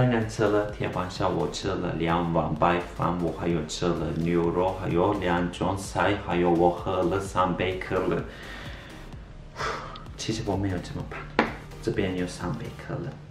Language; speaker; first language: Chinese; non-native, learner; Turkish